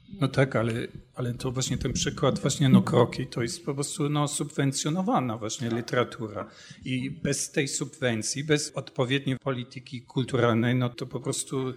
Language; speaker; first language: Polish; non-native, fluent; German